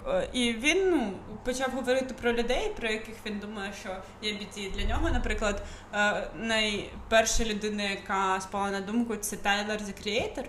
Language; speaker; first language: Ukrainian; non-native, local second language; Russian